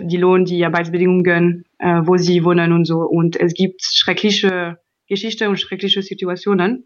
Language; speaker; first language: German; non-native, learner; French